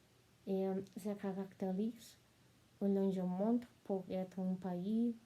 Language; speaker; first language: French; non-native, learner; Spanish